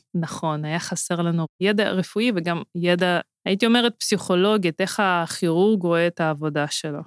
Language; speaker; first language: Hebrew; non-native, fluent; Russian